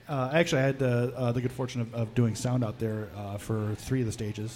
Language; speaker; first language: English; native; English